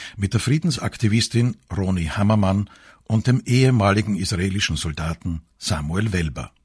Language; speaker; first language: German; native; German